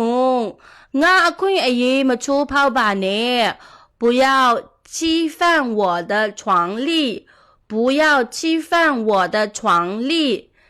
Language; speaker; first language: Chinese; non-native, fluent; Burmese